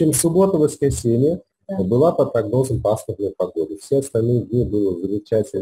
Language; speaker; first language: Russian; native; Russian